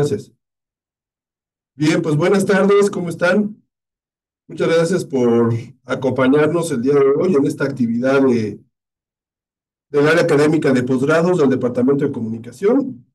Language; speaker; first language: Spanish; native; Spanish